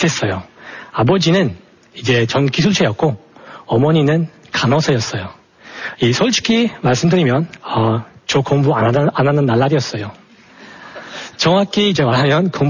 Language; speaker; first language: Korean; non-native, fluent; Tajik